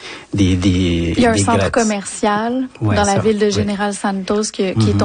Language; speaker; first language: French; native; French